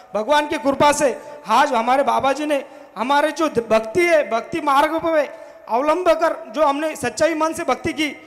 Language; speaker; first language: Hindi; non-native, local second language; Marathi